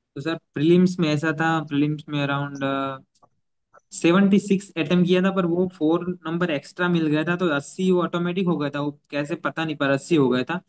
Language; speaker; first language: Hindi; non-native, local second language; Gujarati